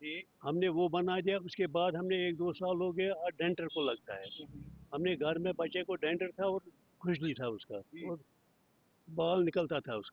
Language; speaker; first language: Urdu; non-native, local second language; Kashmiri